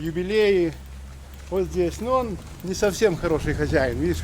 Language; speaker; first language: Russian; native; Russian